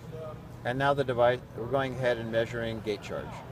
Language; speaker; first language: English; native; English